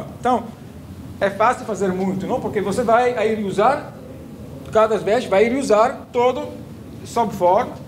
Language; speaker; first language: Portuguese; non-native, fluent; Italian